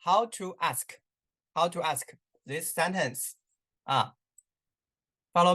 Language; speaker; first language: English; non-native, learner; Chinese